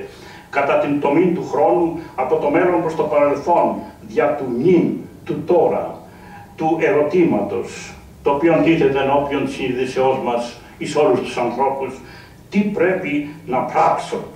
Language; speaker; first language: Greek; native; Greek